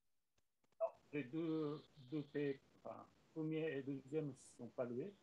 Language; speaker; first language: French; non-native, learner; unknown